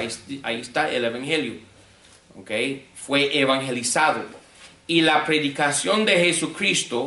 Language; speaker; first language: Spanish; non-native, fluent; English